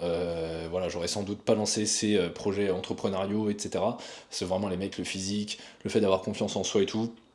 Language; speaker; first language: French; native; French